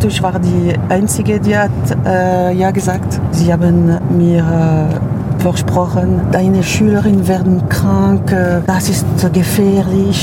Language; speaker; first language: German; non-native, local second language; French